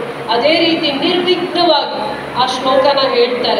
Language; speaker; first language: Kannada; native; Kannada